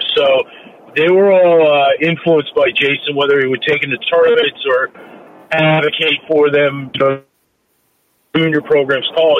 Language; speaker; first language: English; native; English